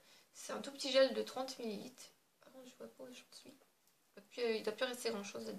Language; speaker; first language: French; native; French